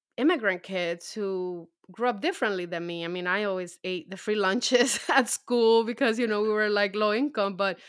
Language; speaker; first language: English; native; English